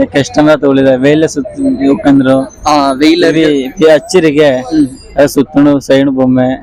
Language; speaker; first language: Tamil; non-native, local second language; Marwari